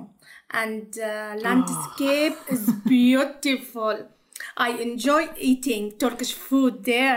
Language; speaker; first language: English; non-native, learner; Arabic